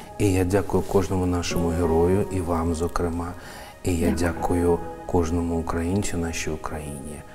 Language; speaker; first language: Ukrainian; native; Ukrainian